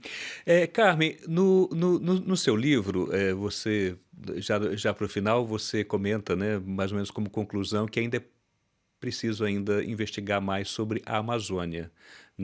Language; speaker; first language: Portuguese; native; Portuguese